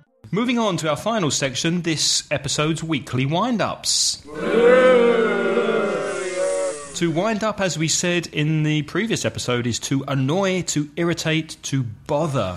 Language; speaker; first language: English; native; English